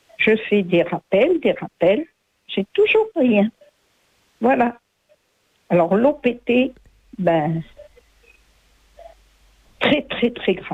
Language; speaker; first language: French; native; French